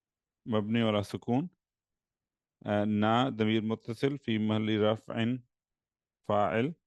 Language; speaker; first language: Arabic; non-native, fluent; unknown